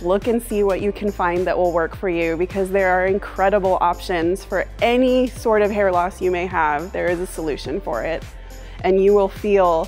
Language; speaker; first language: English; native; English